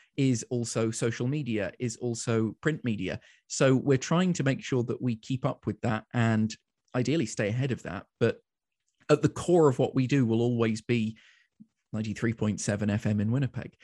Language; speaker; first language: English; native; English